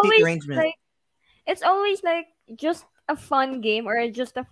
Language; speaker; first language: English; non-native, local second language; Filipino